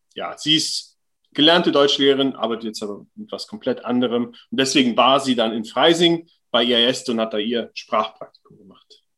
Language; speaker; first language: German; native; German